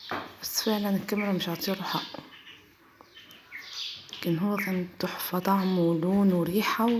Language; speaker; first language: Arabic; native; Arabic